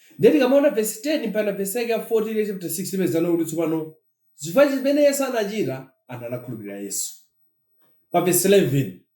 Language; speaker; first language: Nyanja; non-native, local second language; Tumbuka